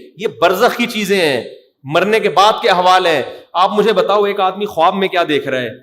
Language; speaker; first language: Urdu; native; Urdu